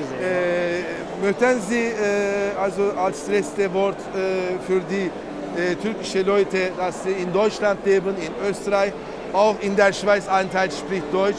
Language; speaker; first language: German; non-native, learner; Turkish